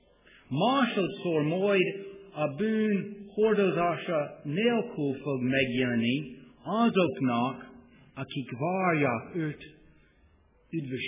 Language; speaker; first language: Hungarian; non-native, fluent; English